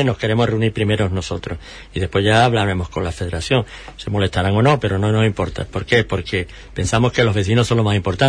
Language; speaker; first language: Spanish; native; Spanish